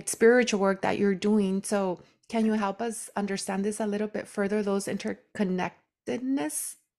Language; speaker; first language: English; early bilingual, other home language; Spanish